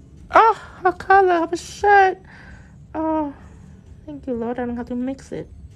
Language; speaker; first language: English; non-native, fluent; Vietnamese